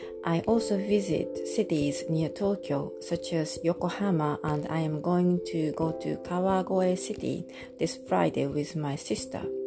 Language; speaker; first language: English; non-native, fluent; Japanese